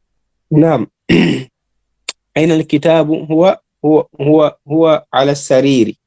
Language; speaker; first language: Arabic; non-native, learner; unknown